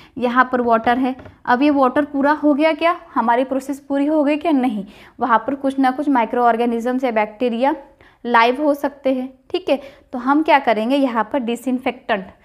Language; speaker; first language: Hindi; non-native, local second language; Marathi